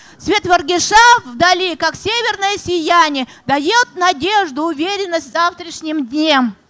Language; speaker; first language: Russian; non-native, local second language; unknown